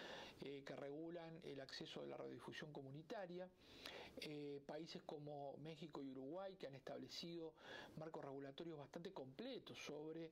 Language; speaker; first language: Spanish; native; Spanish